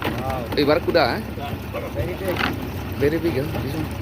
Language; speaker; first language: English; non-native, fluent; Malay